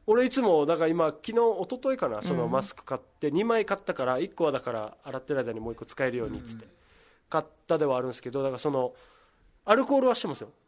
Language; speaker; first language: Japanese; native; Japanese